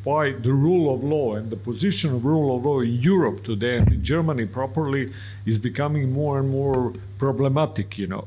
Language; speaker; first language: English; non-native, fluent; Serbian